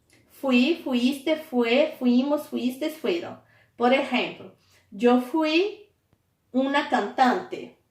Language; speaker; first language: Spanish; non-native, fluent; Portuguese